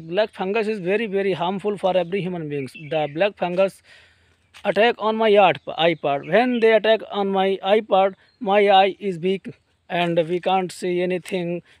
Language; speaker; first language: English; non-native, learner; Hindi